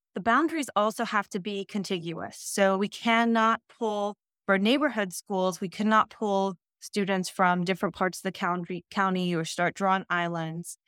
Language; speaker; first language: English; early bilingual, other home language; Dutch